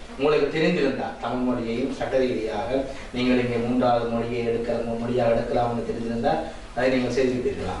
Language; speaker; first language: Tamil; early bilingual, heritage; Tamil